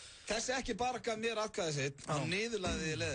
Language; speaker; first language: Icelandic; native; Icelandic